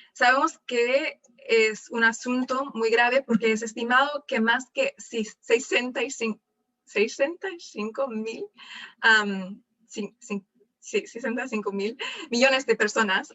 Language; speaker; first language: Spanish; non-native, fluent; English